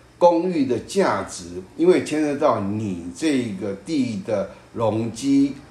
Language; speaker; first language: Chinese; native; Chinese